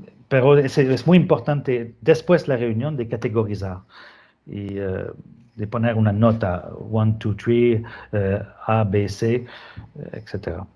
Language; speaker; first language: Spanish; non-native, fluent; French